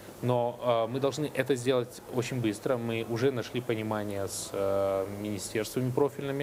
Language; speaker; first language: Russian; native; Russian